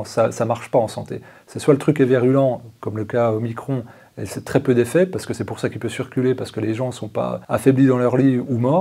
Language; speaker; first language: French; native; French